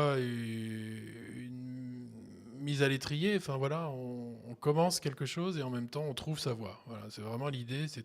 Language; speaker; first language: French; native; French